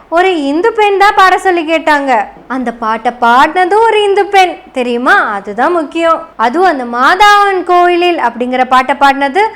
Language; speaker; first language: Tamil; non-native, local second language; Malayalam